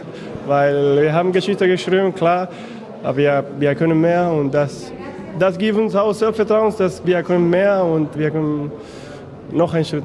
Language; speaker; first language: German; non-native, fluent; Spanish